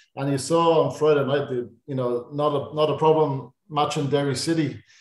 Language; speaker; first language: English; native; English